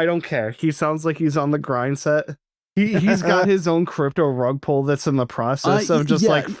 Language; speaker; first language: English; native; English